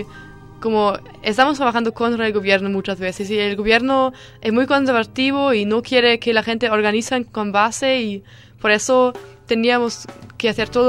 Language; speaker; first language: Spanish; non-native, learner; German